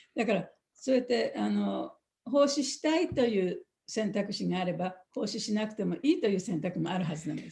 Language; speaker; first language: Japanese; native; Japanese